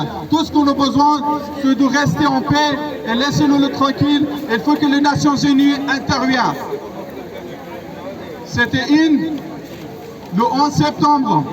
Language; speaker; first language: French; non-native, fluent; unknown